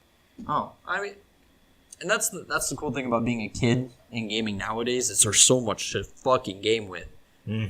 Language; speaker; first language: English; native; English